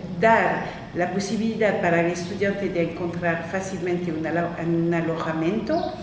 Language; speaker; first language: Spanish; non-native, fluent; French